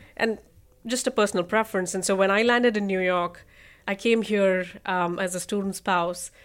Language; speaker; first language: English; non-native, local second language; Hindi